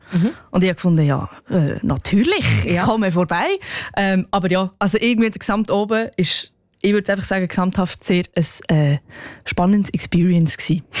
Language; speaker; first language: German; native; German